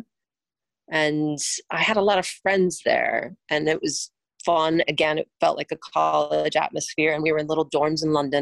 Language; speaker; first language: English; native; English